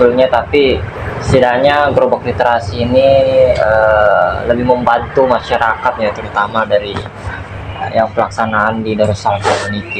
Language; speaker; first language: Indonesian; native; Indonesian